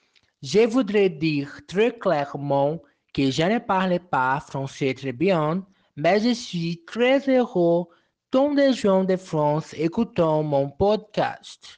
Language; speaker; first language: French; non-native, learner; Portuguese